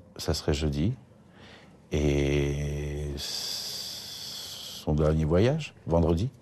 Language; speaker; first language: French; native; French